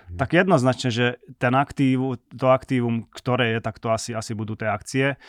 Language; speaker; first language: Slovak; non-native, local second language; Hungarian